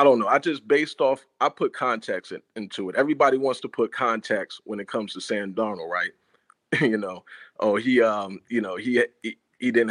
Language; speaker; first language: English; native; English